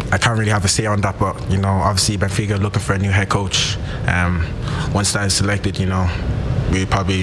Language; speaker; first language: English; native; English